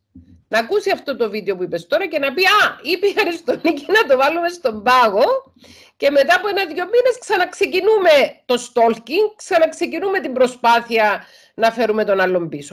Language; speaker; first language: Greek; native; Greek